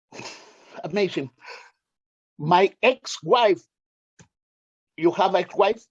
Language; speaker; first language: English; non-native, learner; Spanish